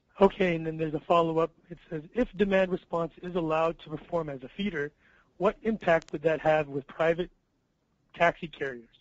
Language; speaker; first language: English; native; English